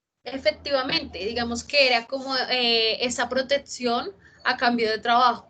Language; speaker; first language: Spanish; native; Spanish